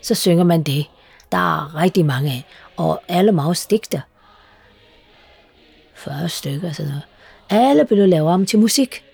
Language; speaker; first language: Danish; non-native, fluent; Chinese